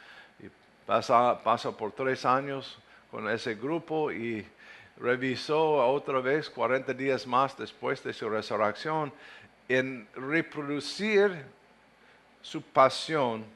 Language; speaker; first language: Spanish; non-native, fluent; English